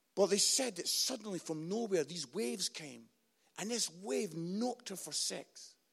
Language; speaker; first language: English; native; English